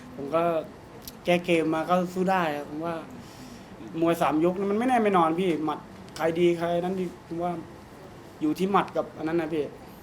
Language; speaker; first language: Thai; non-native, fluent; Mon